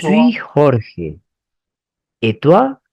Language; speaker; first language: French; non-native, fluent; Spanish